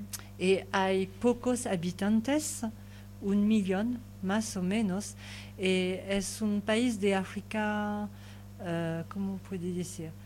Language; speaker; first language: Spanish; non-native, learner; French